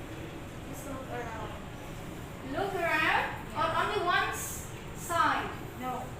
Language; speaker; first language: English; non-native, fluent; Indonesian